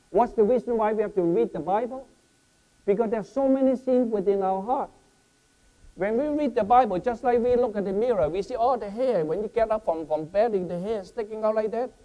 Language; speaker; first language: English; non-native, fluent; Chinese